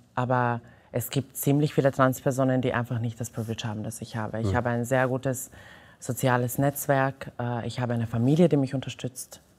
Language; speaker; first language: German; non-native, fluent; Serbian